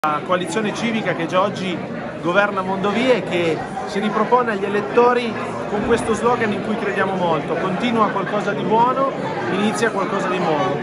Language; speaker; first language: Italian; native; Italian